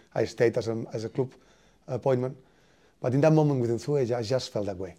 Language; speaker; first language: English; non-native, fluent; Spanish